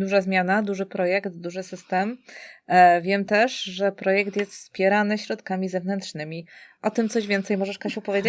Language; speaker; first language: Polish; native; Polish